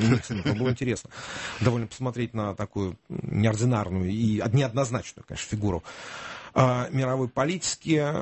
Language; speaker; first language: Russian; native; Russian